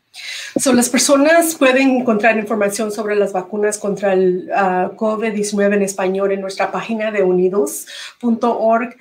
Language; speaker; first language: Spanish; early bilingual, heritage; Spanish